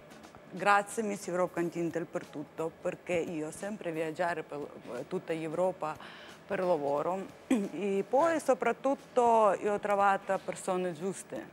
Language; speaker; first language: Italian; non-native, learner; Russian